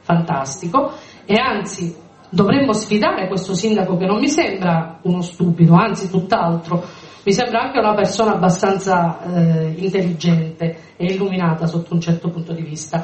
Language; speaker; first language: Italian; native; Italian